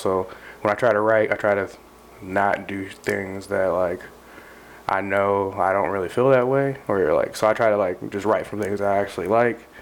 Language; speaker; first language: English; native; English